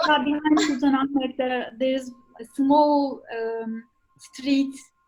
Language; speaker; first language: English; non-native, fluent; Turkish